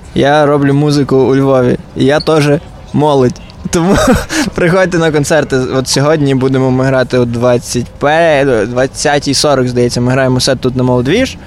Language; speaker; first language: Ukrainian; native; Ukrainian